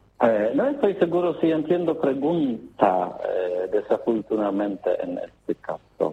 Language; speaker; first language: Spanish; non-native, learner; Polish